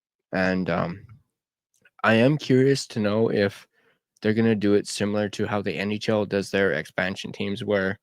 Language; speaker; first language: English; native; English